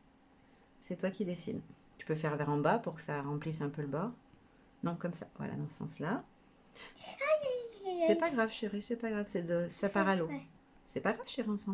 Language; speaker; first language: French; native; French